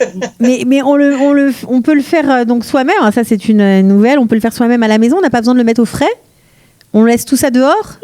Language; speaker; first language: French; native; French